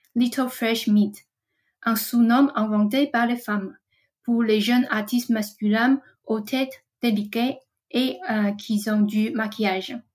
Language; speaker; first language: French; non-native, fluent; Chinese